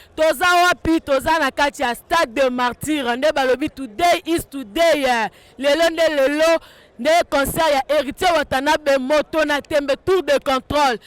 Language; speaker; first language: Lingala; native; Lingala